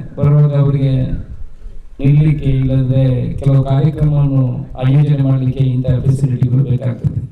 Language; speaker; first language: Kannada; non-native, local second language; Tulu